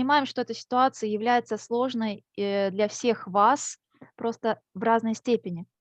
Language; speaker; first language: Russian; native; Russian